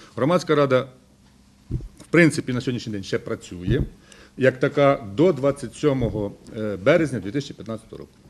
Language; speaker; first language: Ukrainian; native; Ukrainian